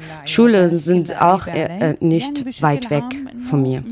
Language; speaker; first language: German; non-native, learner; Arabic